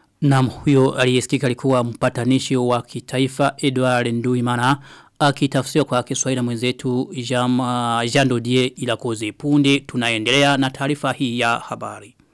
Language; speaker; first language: Swahili; non-native, local second language; Rundi